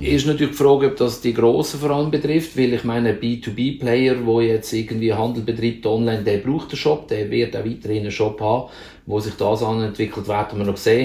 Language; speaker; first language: German; native; German